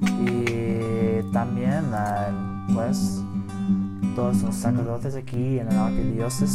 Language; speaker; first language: Spanish; early bilingual, heritage; English